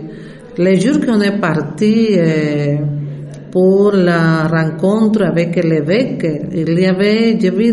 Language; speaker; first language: French; non-native, fluent; Spanish